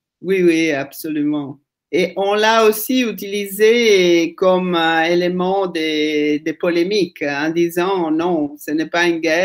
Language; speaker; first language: French; non-native, fluent; Italian